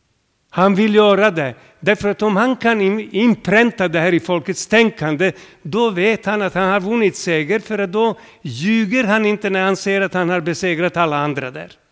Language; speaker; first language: Swedish; non-native, fluent; Serbian